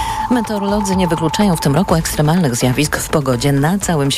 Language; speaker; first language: Polish; native; Polish